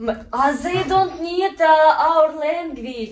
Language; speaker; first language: English; non-native, learner; Russian